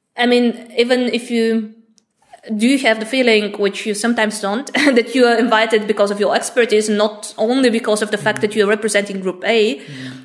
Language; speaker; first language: English; non-native, fluent; Bulgarian